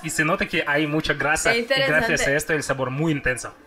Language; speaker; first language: Spanish; non-native, fluent; Russian